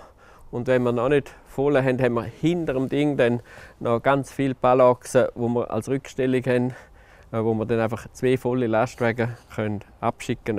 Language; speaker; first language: German; native; German